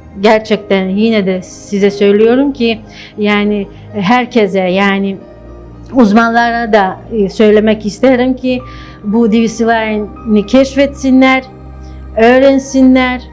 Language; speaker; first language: Turkish; non-native, fluent; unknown